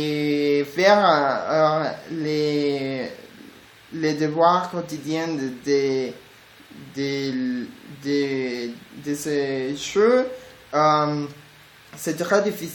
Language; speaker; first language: French; non-native, learner; Spanish